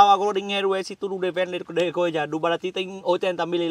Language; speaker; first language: Portuguese; non-native, learner; Vietnamese